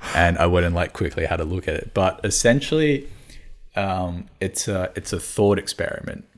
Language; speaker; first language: English; non-native, local second language; Cantonese